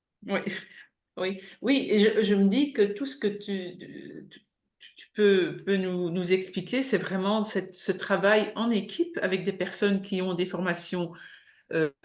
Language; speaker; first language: French; native; French